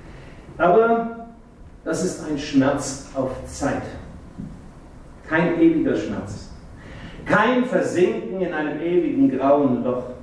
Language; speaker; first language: German; native; German